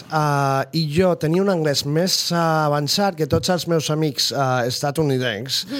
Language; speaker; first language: Catalan; non-native, fluent; Spanish